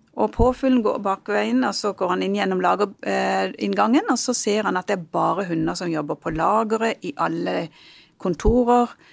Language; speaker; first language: Norwegian; early bilingual, other home language; Punjabi